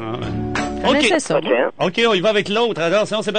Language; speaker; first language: French; native; French